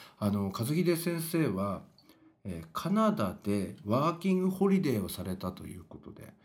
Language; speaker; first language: Japanese; native; Japanese